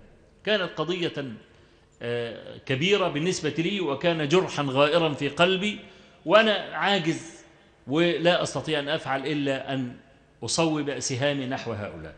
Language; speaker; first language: Arabic; native; Arabic